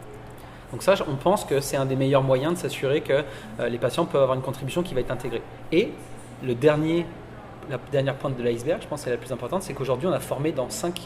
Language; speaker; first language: French; native; French